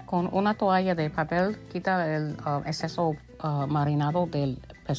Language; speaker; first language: Spanish; early bilingual, heritage; English